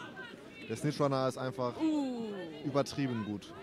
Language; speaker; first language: German; native; German